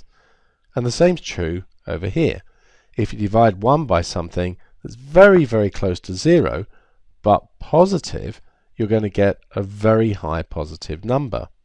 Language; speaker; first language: English; native; English